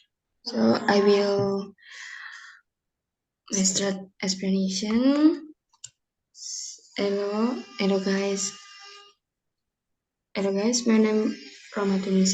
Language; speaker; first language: English; non-native, learner; Indonesian